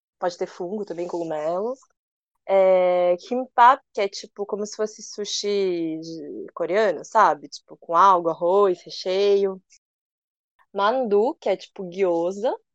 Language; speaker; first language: Portuguese; early bilingual, other home language; Korean